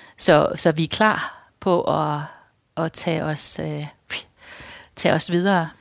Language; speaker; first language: Danish; native; Danish